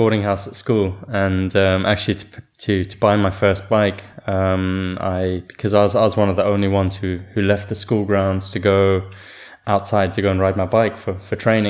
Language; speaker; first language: English; native; English